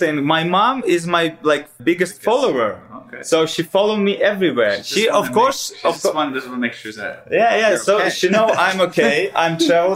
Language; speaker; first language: English; non-native, learner; Russian